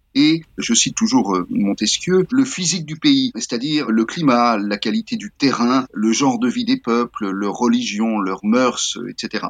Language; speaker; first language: French; native; French